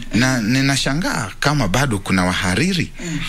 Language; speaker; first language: Swahili; non-native, local second language; Luyia